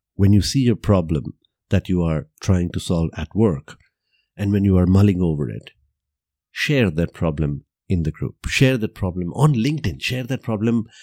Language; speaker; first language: English; non-native, local second language; Gujarati